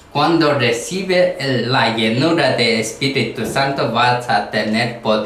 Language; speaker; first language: Spanish; non-native, learner; Korean